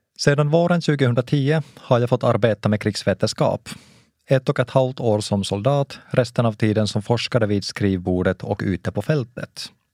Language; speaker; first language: Swedish; non-native, local second language; Finnish